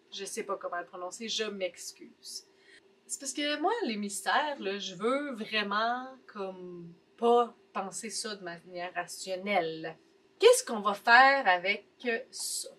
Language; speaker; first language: French; native; French